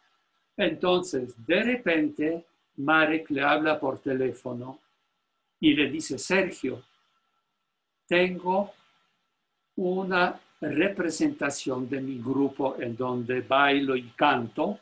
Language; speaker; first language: Spanish; non-native, fluent; Polish